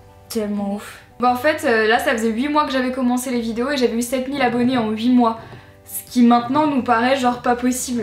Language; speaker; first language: French; native; French